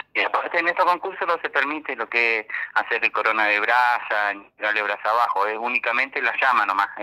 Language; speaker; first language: Spanish; native; Spanish